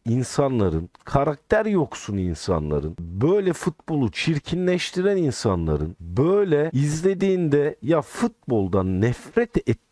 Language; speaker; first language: Turkish; native; Turkish